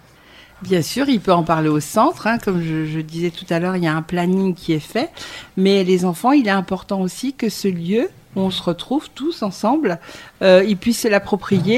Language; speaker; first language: French; native; French